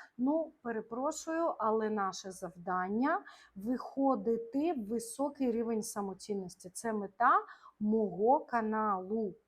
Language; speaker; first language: Ukrainian; non-native, local second language; Russian